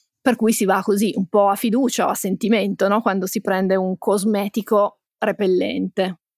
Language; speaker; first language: Italian; native; Italian